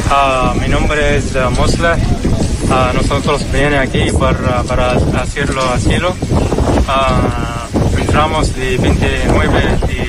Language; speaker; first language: Spanish; non-native, learner; Arabic